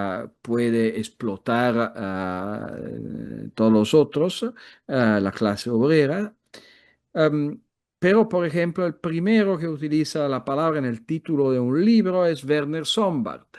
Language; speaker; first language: Spanish; non-native, fluent; Italian